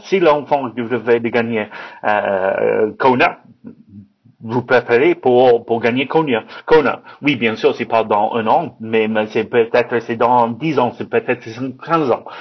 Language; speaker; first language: French; non-native, learner; English